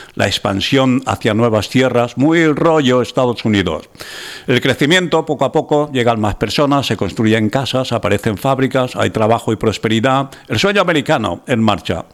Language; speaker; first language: Spanish; non-native, local second language; Catalan